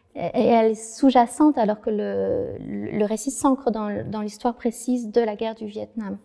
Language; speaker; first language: French; non-native, fluent; Vietnamese